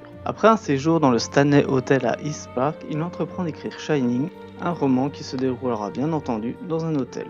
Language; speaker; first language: French; native; French